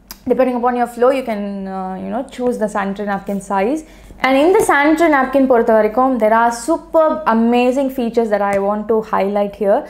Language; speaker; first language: English; non-native, local second language; Tamil